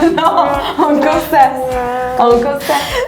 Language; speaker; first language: French; non-native, learner; Italian